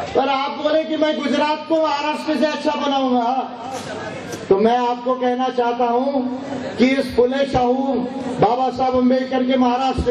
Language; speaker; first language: Hindi; non-native, local second language; Marathi